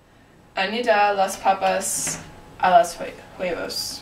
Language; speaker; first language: Spanish; non-native, learner; English